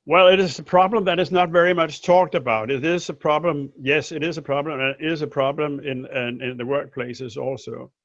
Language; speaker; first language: English; non-native, fluent; Danish